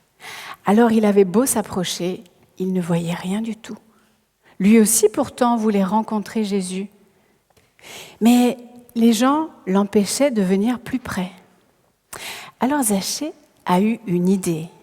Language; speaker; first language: French; native; French